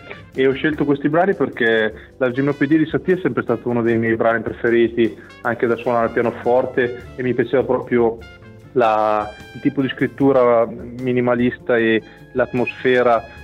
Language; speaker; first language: Italian; native; Italian